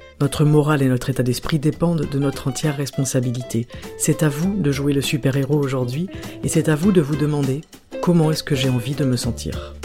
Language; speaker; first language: French; native; French